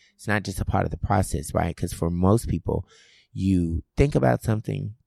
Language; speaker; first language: English; native; English